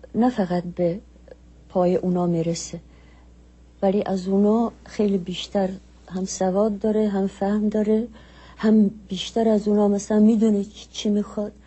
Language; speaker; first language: Persian; non-native, fluent; Czech